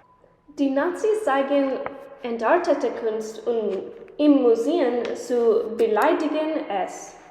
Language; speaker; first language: German; non-native, learner; English